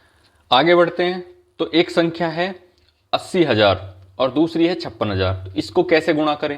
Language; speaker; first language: Hindi; native; Hindi